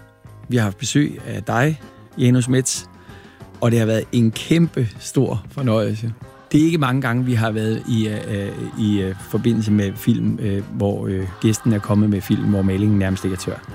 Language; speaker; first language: Danish; native; Danish